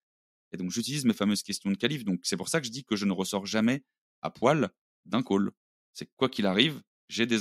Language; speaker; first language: French; native; French